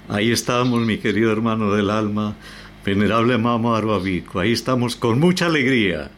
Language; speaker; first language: Spanish; native; Spanish